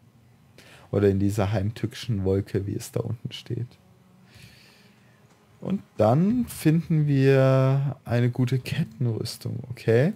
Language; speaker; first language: German; native; German